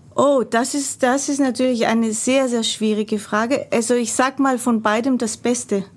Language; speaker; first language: German; non-native, fluent; Greek